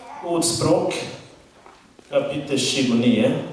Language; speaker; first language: Swedish; non-native, learner; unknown